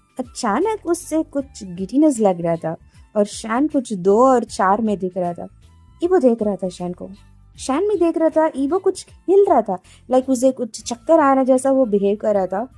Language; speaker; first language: Hindi; non-native, local second language; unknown